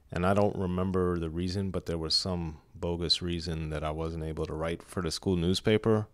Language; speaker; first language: English; native; English